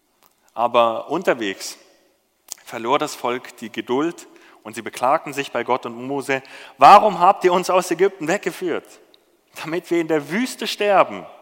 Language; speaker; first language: German; native; German